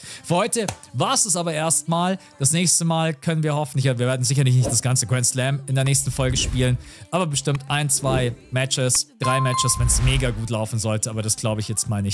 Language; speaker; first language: German; native; German